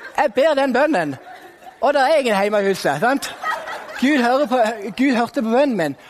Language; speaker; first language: Norwegian; native; Norwegian